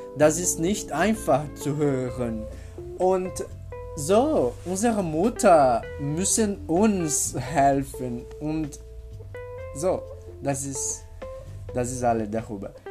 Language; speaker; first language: German; non-native, learner; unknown